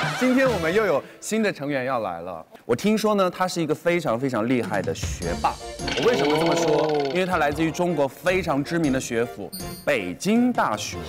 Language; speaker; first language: Chinese; native; Chinese